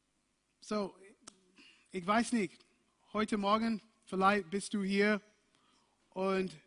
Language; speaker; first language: German; non-native, fluent; English